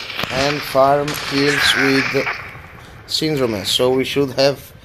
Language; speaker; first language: English; non-native, fluent; Italian